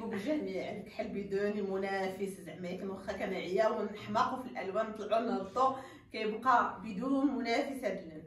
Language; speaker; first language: Arabic; native; Arabic